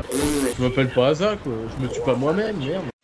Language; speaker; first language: French; native; French